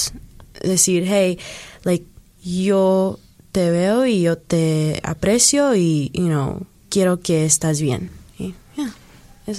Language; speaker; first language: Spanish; early bilingual, heritage; English